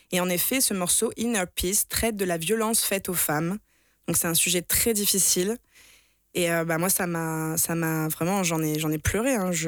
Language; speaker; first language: French; native; French